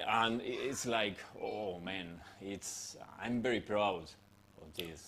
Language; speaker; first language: English; non-native, fluent; Spanish